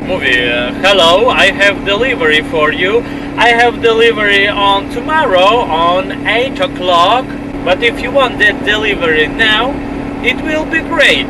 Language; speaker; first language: English; non-native, learner; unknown